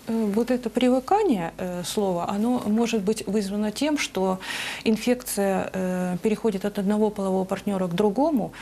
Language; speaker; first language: Russian; native; Russian